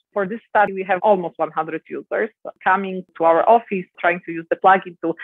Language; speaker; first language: English; non-native, fluent; Polish